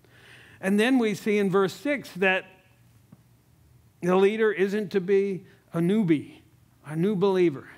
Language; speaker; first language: English; native; English